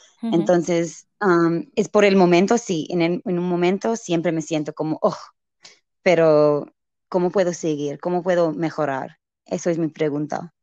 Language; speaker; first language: Spanish; non-native, learner; English